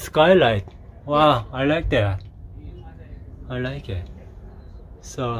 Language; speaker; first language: English; non-native, learner; Korean